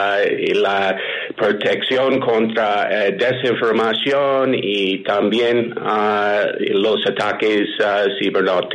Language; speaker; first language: Spanish; non-native, fluent; English